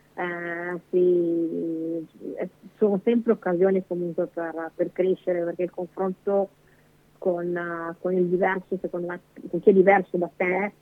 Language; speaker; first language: Italian; native; Italian